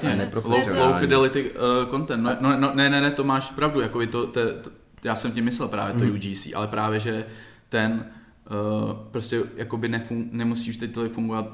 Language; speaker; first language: Czech; native; Czech